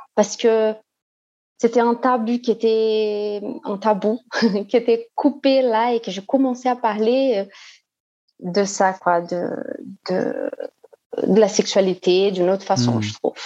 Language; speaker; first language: French; non-native, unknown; Portuguese